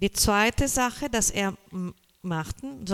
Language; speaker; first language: German; non-native, learner; Portuguese